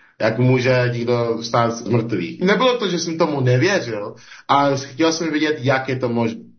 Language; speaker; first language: Czech; non-native, fluent; English